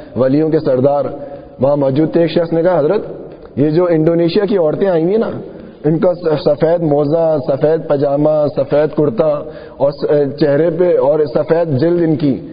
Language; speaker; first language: Urdu; non-native, local second language; Sindhi